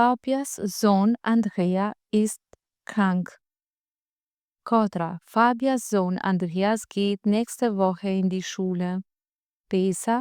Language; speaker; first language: German; non-native, fluent; Albanian